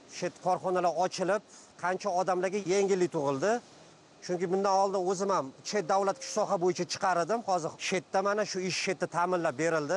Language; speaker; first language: Uzbek; native; Uzbek